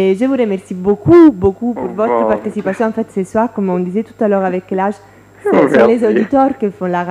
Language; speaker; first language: French; non-native, fluent; Italian